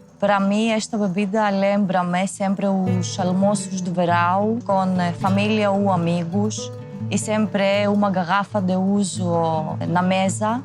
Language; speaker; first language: Portuguese; non-native, fluent; Greek